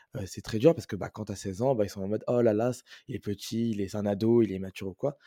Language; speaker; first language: French; native; French